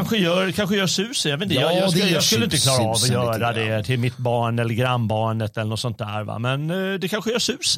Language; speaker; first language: Swedish; native; Swedish